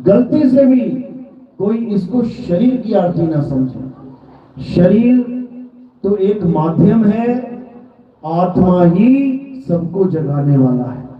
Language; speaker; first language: Hindi; native; Hindi